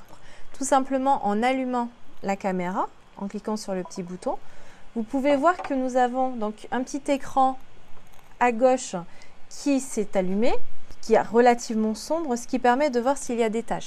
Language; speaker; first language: French; native; French